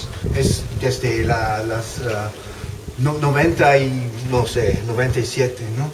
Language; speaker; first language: Spanish; non-native, fluent; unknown